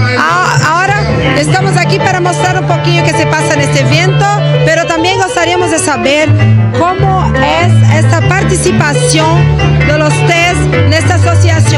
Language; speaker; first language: Spanish; non-native, learner; Portuguese